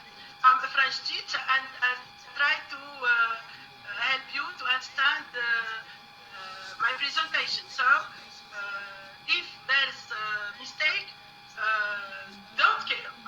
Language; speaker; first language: English; non-native, learner; Arabic